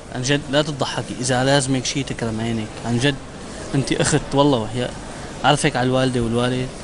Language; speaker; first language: Arabic; native; Arabic